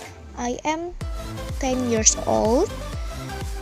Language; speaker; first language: English; non-native, fluent; Indonesian